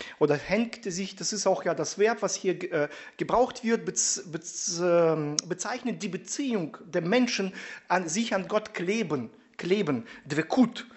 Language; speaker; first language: German; non-native, fluent; Russian